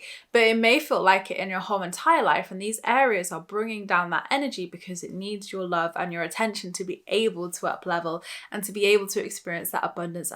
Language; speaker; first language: English; native; English